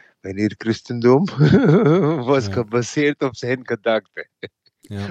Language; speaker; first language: Dutch; non-native, fluent; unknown